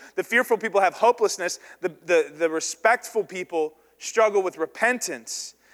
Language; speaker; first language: English; native; English